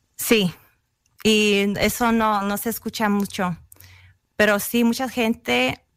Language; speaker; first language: Spanish; early bilingual, heritage; Spanish